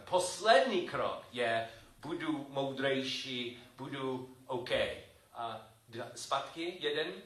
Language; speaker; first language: Czech; non-native, learner; English